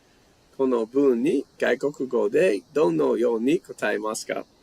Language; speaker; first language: Japanese; non-native, fluent; English